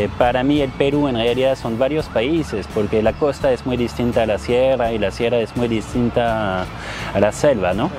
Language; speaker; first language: Spanish; non-native, fluent; French